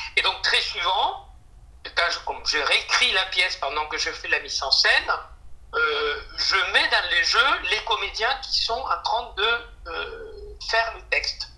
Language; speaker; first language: French; non-native, fluent; Spanish